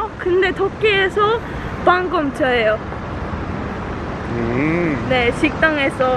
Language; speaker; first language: Korean; non-native, learner; Turkish